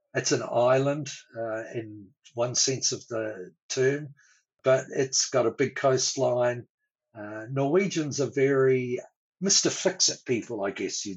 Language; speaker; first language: English; native; English